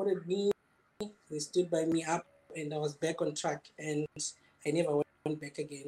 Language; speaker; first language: English; non-native, local second language; Shona